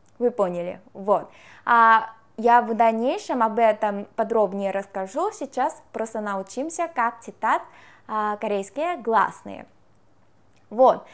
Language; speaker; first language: Russian; non-native, fluent; Korean